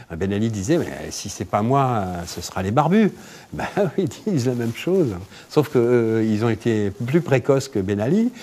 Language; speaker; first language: French; native; French